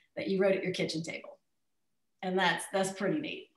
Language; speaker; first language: English; native; English